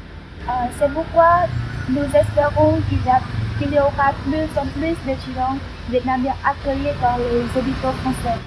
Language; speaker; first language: French; non-native, fluent; Vietnamese